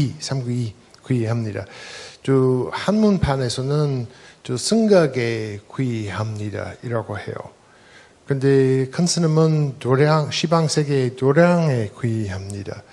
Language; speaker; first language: Korean; non-native, fluent; English